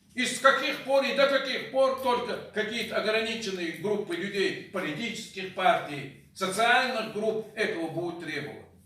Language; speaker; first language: Russian; non-native, local second language; Chechen